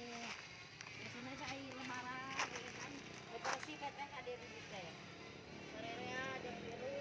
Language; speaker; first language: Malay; non-native, local second language; Sundanese